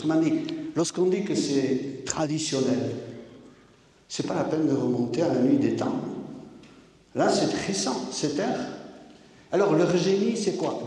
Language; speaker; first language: French; native; French